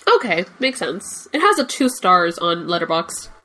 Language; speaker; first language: English; non-native, fluent; Spanish